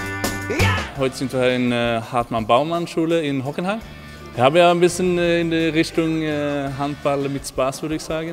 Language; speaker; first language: German; non-native, learner; Swedish